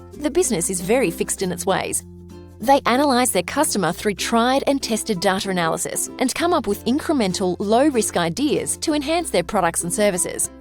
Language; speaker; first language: English; native; English